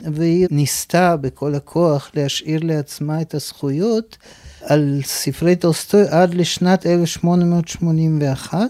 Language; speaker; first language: Hebrew; non-native, fluent; Russian